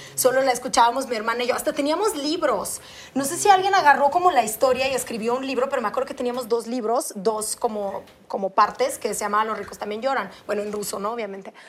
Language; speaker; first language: Spanish; non-native, fluent; Russian